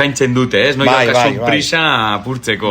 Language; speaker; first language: Basque; native; Basque